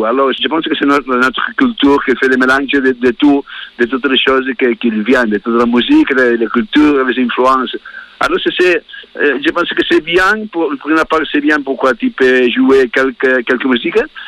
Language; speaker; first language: French; non-native, learner; Spanish